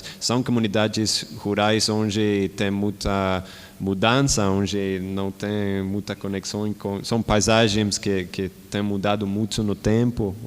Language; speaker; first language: Portuguese; non-native, learner; Spanish